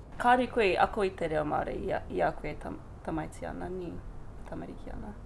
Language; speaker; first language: Māori; non-native, local second language; English